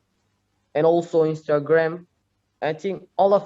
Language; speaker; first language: English; non-native, learner; Indonesian